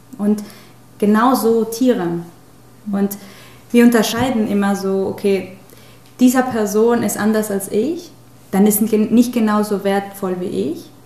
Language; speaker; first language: German; non-native, fluent; Spanish